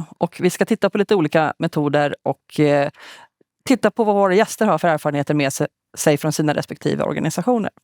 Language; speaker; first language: Swedish; native; Swedish